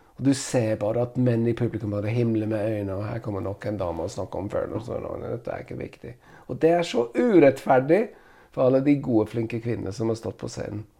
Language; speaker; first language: Norwegian; non-native, fluent; English